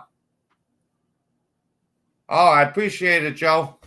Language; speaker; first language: English; native; English